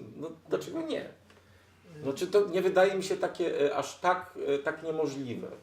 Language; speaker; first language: Polish; native; Polish